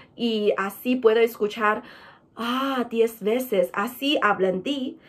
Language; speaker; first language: Spanish; non-native, fluent; Chinese